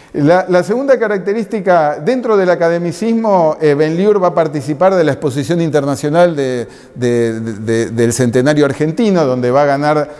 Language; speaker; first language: Spanish; native; Spanish